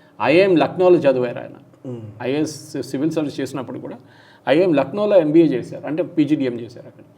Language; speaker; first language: Telugu; non-native, local second language; Malayalam